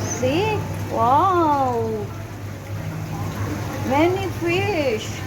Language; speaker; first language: English; non-native, local second language; Filipino